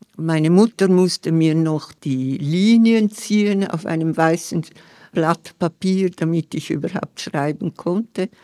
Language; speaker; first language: German; non-native, local second language; Romansh